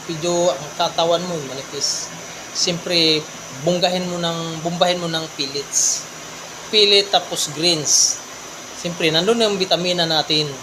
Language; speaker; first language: Filipino; non-native, local second language; Cebuano